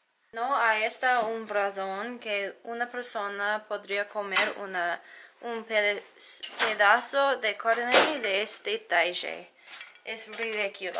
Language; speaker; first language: Spanish; non-native, learner; English